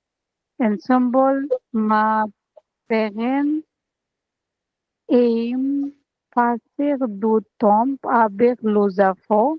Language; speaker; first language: French; non-native, learner; Bangla